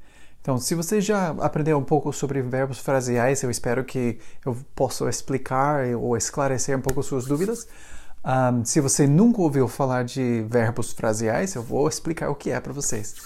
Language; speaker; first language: Portuguese; non-native, fluent; English